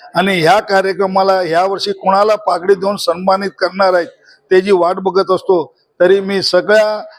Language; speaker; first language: Marathi; non-native, local second language; Kachhi